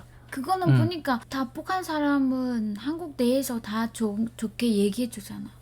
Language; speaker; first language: Korean; non-native, learner; Vietnamese